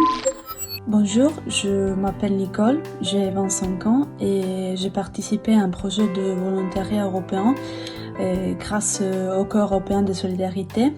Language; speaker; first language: French; non-native, fluent; Italian